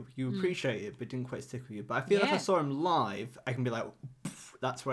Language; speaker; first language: English; native; English